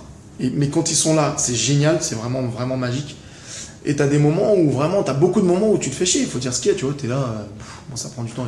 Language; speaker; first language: French; native; French